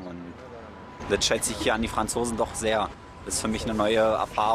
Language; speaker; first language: German; native; German